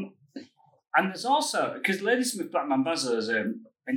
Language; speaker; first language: English; native; English